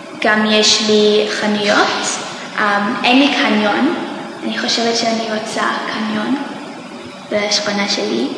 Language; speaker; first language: Hebrew; non-native, learner; English